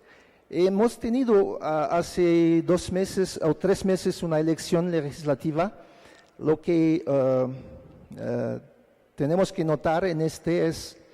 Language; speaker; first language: Spanish; non-native, fluent; Arabic